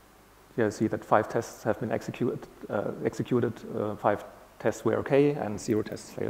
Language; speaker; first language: English; non-native, fluent; German